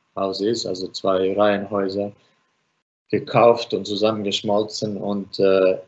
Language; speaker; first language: German; non-native, fluent; Finnish